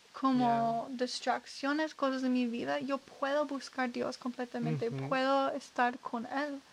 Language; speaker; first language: Spanish; non-native, learner; English